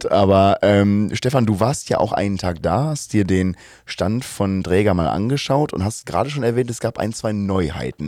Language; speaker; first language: German; native; German